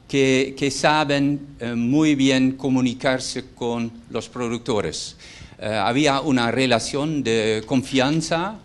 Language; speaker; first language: Spanish; non-native, fluent; Dutch